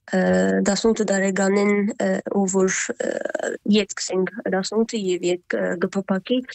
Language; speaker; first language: Armenian; early bilingual, heritage; Armenian